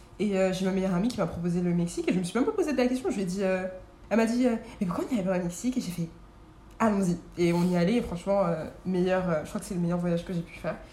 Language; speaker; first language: French; native; French